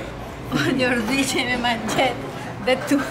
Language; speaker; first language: French; non-native, learner; Spanish